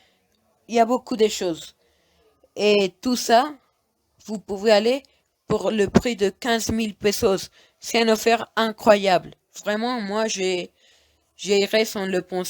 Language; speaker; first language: French; non-native, learner; Spanish